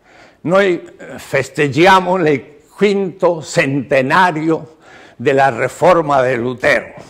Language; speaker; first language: Italian; non-native, learner; Spanish